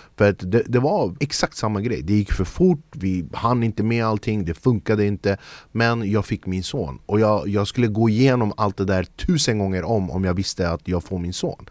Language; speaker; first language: Swedish; early bilingual, other home language; Kurdish